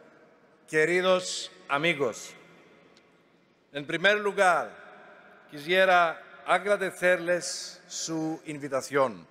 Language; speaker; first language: Spanish; non-native, fluent; Greek